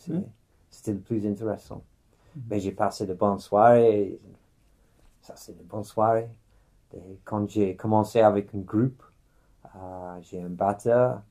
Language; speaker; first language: French; non-native, fluent; English